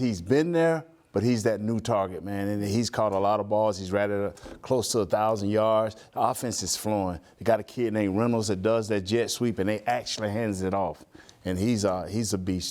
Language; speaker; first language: English; native; English